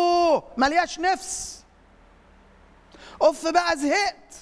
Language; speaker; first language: Arabic; native; Arabic